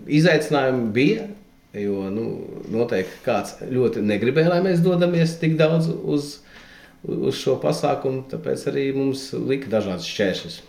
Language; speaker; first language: Latvian; native; Latvian